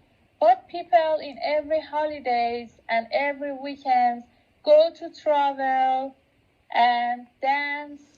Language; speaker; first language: English; non-native, local second language; Persian